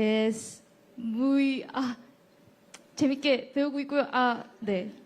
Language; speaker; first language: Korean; early bilingual, heritage; Korean